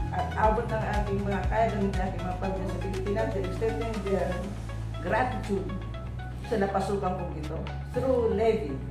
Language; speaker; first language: Filipino; native; Filipino